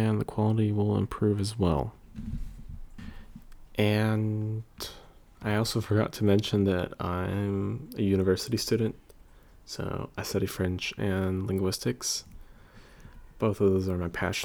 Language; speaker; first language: English; native; English